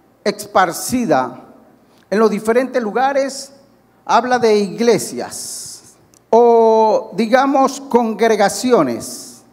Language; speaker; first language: Spanish; native; Spanish